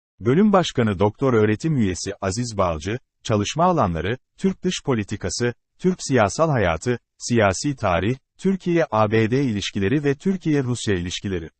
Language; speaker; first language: Turkish; native; Turkish